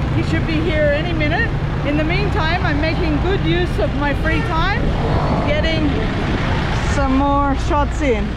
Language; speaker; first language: English; native; English